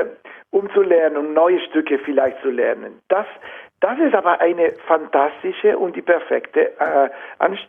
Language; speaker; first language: German; non-native, fluent; Italian